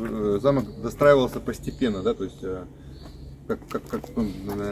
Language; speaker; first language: Russian; native; Russian